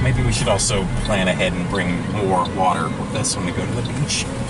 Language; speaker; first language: English; native; English